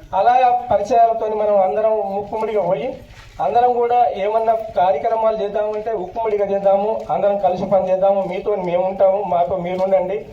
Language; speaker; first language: Telugu; non-native, local second language; Lambadi